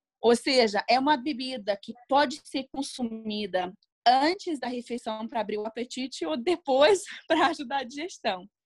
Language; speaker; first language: Portuguese; non-native, fluent; Hungarian